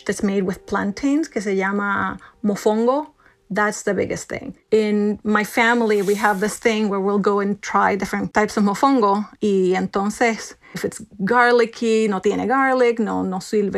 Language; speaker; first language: English; non-native, fluent; Spanish